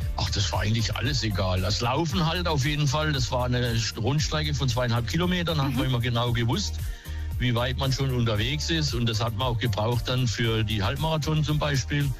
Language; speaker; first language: German; native; German